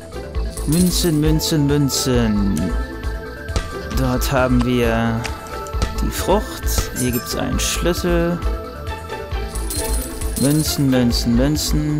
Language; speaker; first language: German; native; German